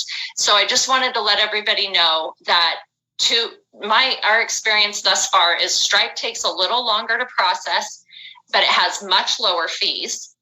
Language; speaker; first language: English; native; English